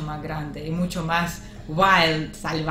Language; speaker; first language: Spanish; non-native, learner; Russian